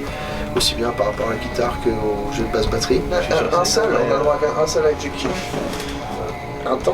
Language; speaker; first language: French; native; French